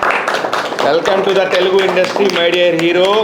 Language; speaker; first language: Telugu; native; Telugu